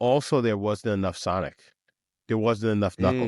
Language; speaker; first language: English; native; English